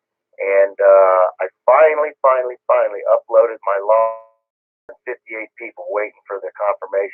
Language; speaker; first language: English; native; English